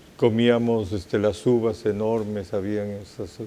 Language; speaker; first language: Spanish; native; Spanish